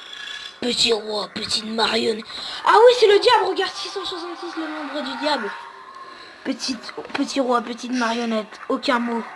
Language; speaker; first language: French; native; French